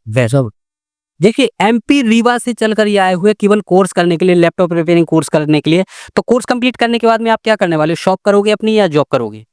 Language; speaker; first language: Hindi; native; Hindi